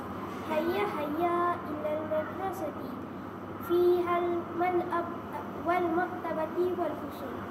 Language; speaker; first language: Arabic; non-native, learner; Malay